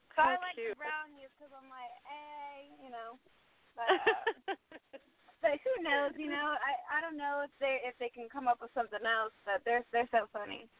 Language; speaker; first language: English; native; English